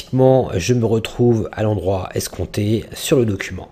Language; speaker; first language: French; native; French